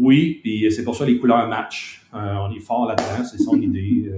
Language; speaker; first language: French; native; French